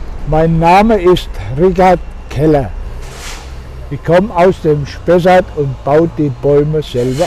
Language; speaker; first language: German; native; German